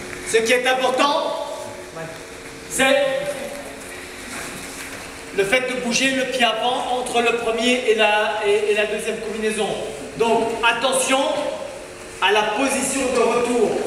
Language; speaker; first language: French; native; French